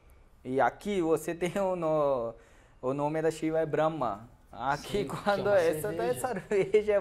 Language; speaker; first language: Portuguese; non-native, learner; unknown